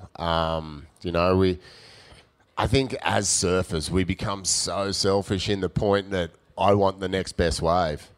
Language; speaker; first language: English; native; English